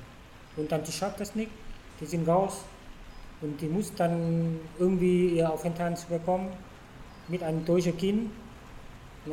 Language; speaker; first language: German; non-native, fluent; Vietnamese